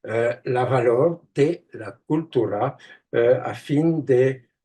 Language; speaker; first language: Spanish; non-native, fluent; French